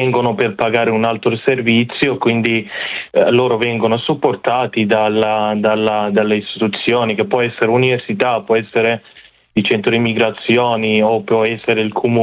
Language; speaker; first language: Italian; non-native, fluent; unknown